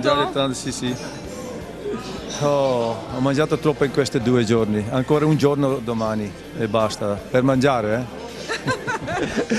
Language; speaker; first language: Italian; non-native, learner; Dutch